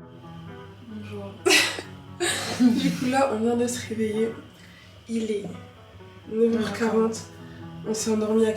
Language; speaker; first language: French; native; French